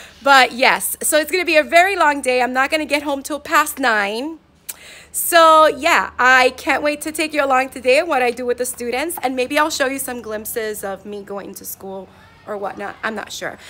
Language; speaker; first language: English; non-native, fluent; Spanish